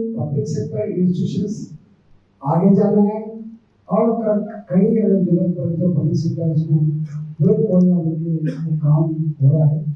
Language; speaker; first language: Hindi; non-native, local second language; Telugu